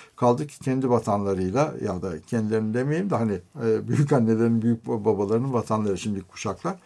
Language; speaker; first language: Turkish; native; Turkish